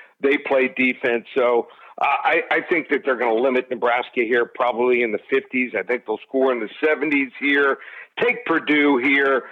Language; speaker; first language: English; native; English